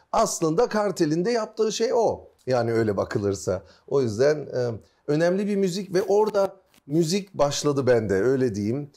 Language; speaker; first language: Turkish; early bilingual, heritage; Turkish